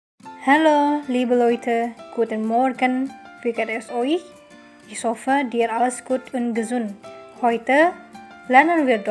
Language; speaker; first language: German; non-native, learner; Indonesian